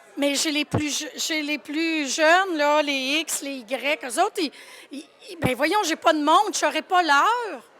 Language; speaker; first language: French; native; French